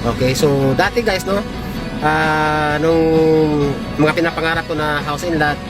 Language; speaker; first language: Filipino; native; Filipino